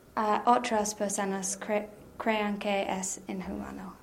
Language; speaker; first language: Spanish; non-native, learner; English